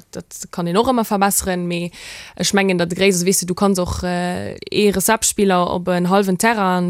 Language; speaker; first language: Luxembourgish; early bilingual, heritage; Luxembourgish